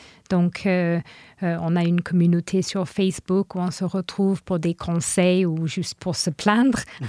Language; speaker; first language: French; non-native, fluent; English